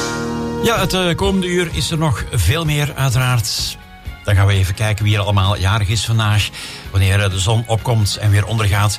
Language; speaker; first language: Dutch; native; Dutch